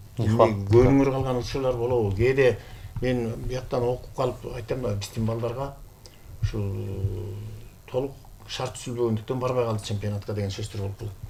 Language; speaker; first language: Kyrgyz; native; Kyrgyz